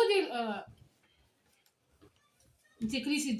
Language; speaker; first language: Arabic; native; Arabic